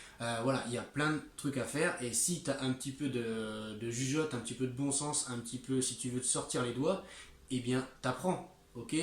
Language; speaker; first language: French; native; French